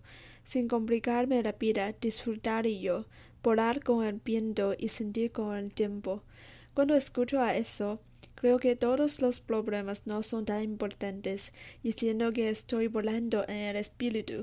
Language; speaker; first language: Spanish; non-native, learner; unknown